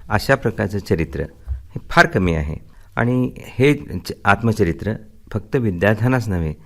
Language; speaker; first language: Marathi; non-native, local second language; Gujarati